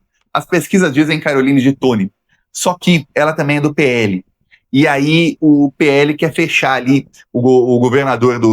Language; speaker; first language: Portuguese; native; Portuguese